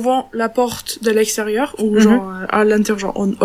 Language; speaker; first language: French; non-native, learner; Turkish